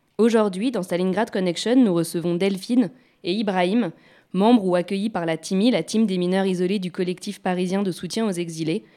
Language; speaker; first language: French; native; French